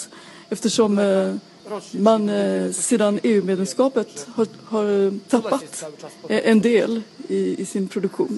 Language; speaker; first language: Swedish; native; Swedish